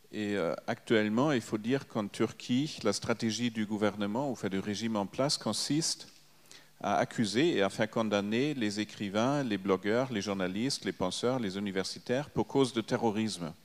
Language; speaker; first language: French; non-native, fluent; German